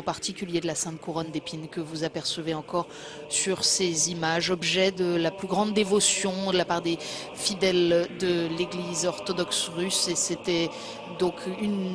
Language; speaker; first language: French; native; French